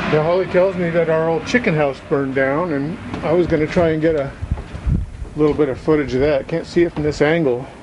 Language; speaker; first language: English; native; English